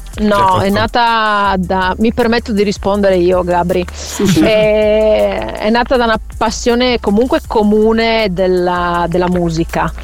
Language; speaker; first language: Italian; native; Italian